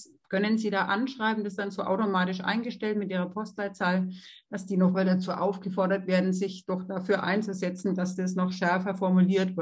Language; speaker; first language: German; native; German